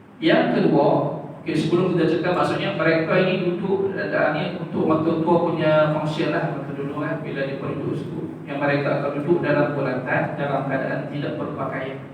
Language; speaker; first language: Malay; native; Malay